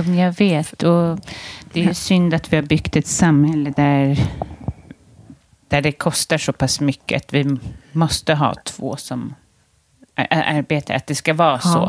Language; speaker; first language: Swedish; native; Swedish